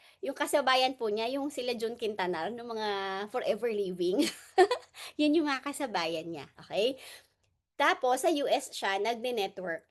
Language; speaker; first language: Filipino; non-native, local second language; Hiligaynon